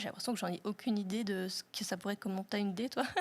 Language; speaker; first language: French; native; French